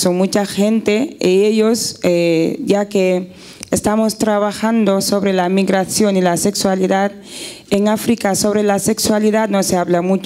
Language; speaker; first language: Spanish; non-native, fluent; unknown